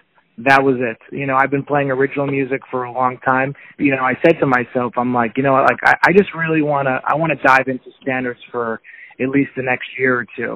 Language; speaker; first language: English; native; English